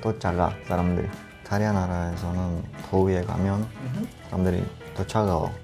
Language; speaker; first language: Korean; non-native, learner; Italian